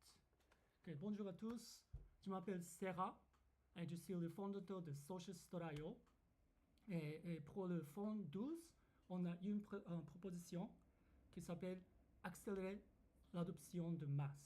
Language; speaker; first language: French; non-native, fluent; Japanese